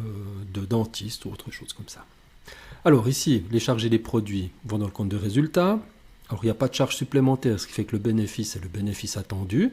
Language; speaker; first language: French; native; French